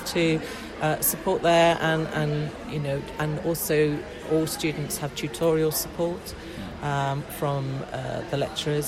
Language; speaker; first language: English; native; English